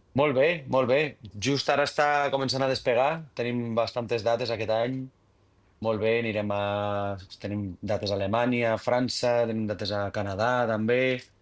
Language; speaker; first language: Catalan; native; Catalan